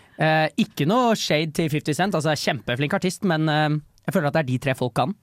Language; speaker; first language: Norwegian; native; Norwegian